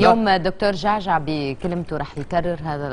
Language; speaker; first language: Arabic; native; Arabic